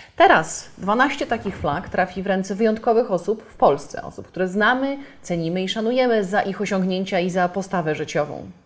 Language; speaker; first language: Polish; native; Polish